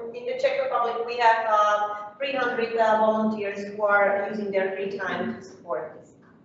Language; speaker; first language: English; non-native, fluent; Czech